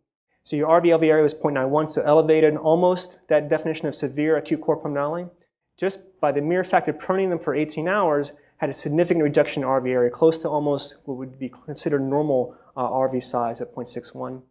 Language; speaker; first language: English; native; English